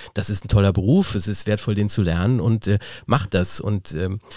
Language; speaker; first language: German; native; German